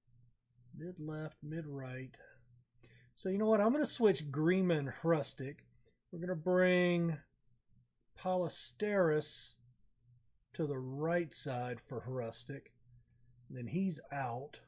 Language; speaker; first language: English; native; English